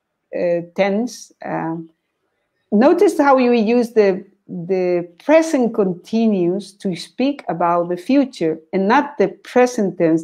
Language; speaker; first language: English; non-native, fluent; Spanish